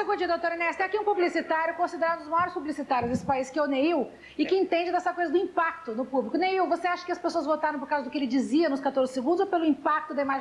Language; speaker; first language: Portuguese; native; Portuguese